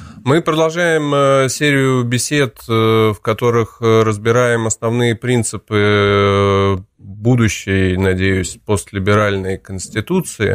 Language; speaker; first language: Russian; native; Russian